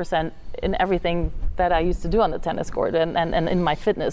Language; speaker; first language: English; non-native, fluent; Dutch